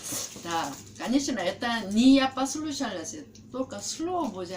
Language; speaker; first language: Russian; non-native, learner; Korean